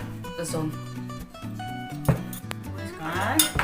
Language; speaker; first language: Dutch; non-native, learner; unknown